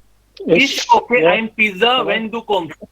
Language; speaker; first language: German; non-native, learner; Hindi